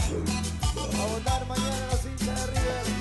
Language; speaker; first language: Spanish; native; Spanish